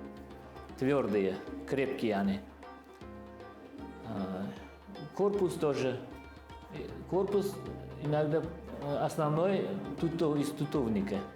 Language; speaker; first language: Russian; non-native, local second language; Uzbek